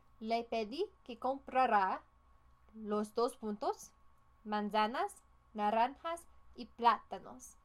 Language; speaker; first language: Spanish; non-native, fluent; English